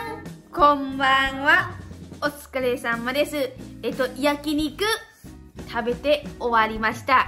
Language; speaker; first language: Japanese; non-native, learner; Lao